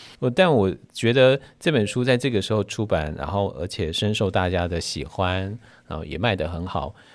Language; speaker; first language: Chinese; native; Chinese